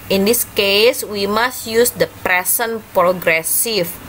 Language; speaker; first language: English; non-native, learner; Indonesian